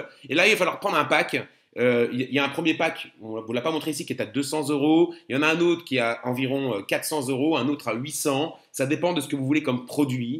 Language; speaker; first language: French; native; French